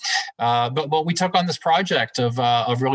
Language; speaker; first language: English; native; English